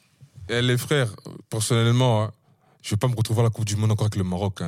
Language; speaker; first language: French; native; French